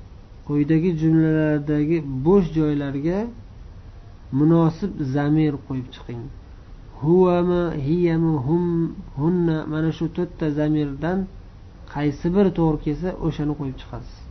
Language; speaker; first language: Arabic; non-native, fluent; Uzbek